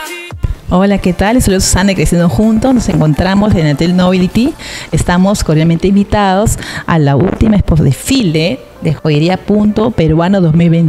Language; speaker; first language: Spanish; native; Spanish